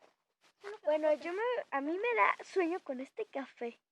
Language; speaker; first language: Spanish; native; Spanish